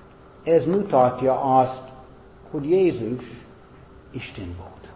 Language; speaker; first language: Hungarian; non-native, fluent; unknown